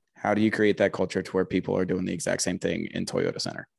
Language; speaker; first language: English; native; English